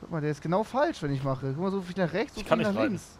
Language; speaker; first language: German; native; German